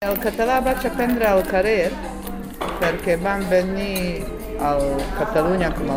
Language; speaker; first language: Catalan; non-native, learner; Bosnian